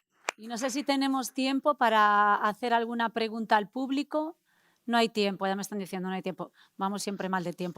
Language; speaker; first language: Spanish; native; Spanish